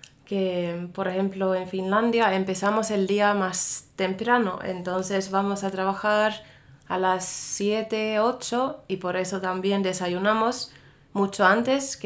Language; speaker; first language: Spanish; non-native, fluent; Finnish